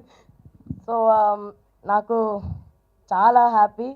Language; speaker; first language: Telugu; non-native, learner; Tamil